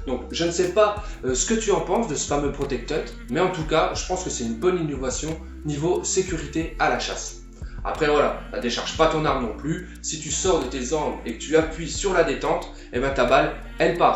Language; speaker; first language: French; native; French